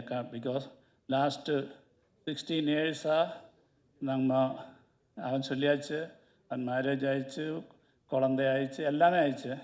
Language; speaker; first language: Tamil; non-native, learner; Malayalam